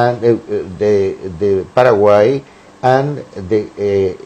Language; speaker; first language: English; non-native, learner; Spanish